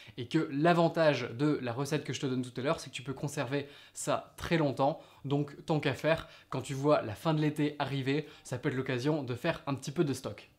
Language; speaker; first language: French; native; French